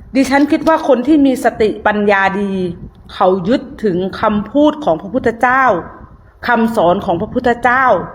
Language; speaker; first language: Thai; native; Thai